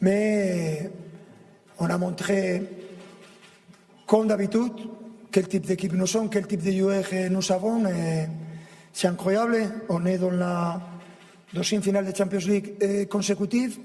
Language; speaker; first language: French; non-native, fluent; Spanish